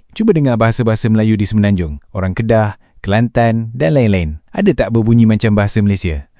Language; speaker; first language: Malay; native; Malay